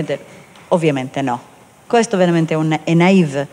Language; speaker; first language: Italian; non-native, learner; Hebrew